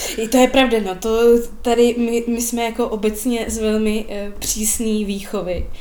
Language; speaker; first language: Czech; non-native, fluent; Russian